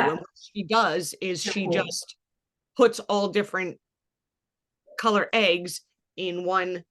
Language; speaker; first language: English; native; English